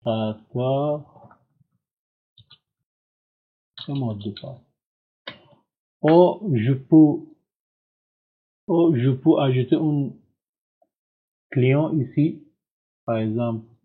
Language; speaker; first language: French; non-native, learner; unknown